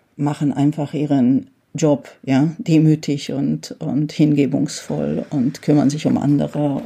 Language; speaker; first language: German; early bilingual, heritage; Hungarian